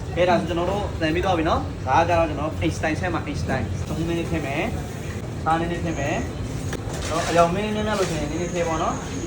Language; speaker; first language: Burmese; native; Burmese